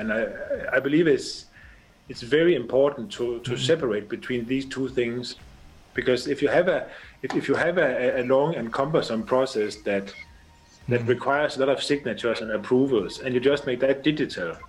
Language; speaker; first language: English; non-native, fluent; Danish